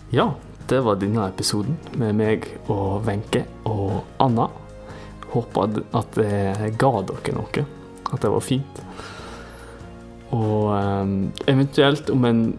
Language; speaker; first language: Norwegian; native; Norwegian